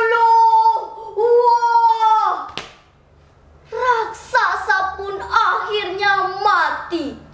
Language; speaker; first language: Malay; non-native, local second language; Balinese